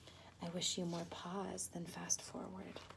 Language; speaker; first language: English; native; English